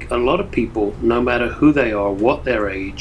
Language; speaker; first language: English; native; English